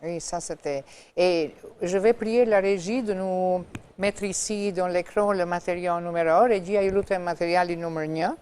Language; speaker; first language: French; non-native, fluent; Albanian